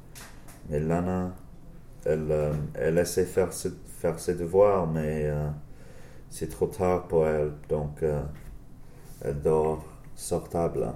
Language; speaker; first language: French; non-native, learner; English